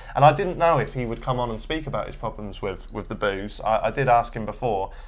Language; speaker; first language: English; native; English